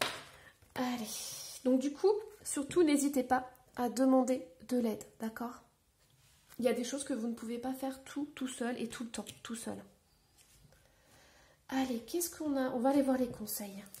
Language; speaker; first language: French; native; French